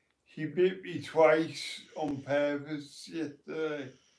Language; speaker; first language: English; native; English